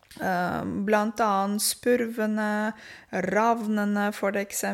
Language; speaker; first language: Norwegian; non-native, fluent; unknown